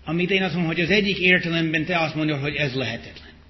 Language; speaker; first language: Hungarian; non-native, fluent; English